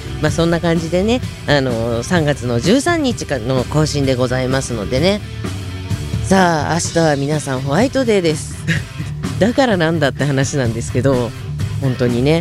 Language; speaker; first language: Japanese; native; Japanese